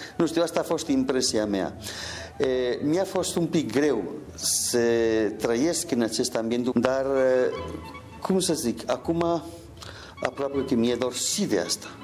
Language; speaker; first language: Romanian; non-native, fluent; Spanish